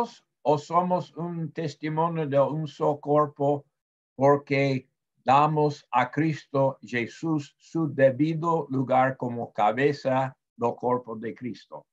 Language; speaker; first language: Portuguese; non-native, fluent; Spanish